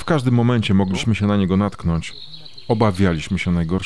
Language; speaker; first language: Polish; native; Polish